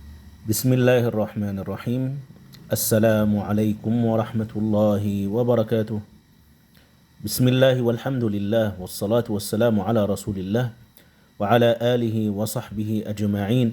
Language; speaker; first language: Arabic; non-native, fluent; Indonesian